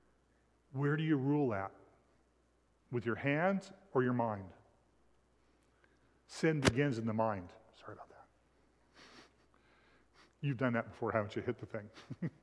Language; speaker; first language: English; native; English